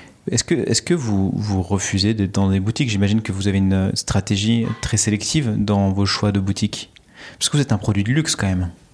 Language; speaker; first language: French; native; French